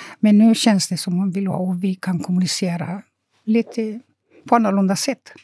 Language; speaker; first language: Swedish; non-native, fluent; Romanian